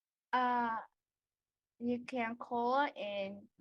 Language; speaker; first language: English; non-native, learner; Vietnamese